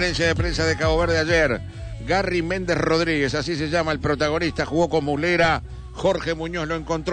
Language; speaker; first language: Spanish; native; Spanish